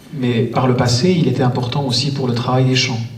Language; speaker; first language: French; native; French